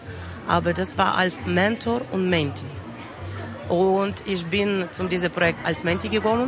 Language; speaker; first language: German; non-native, learner; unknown